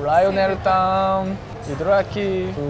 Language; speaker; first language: English; non-native, learner; Japanese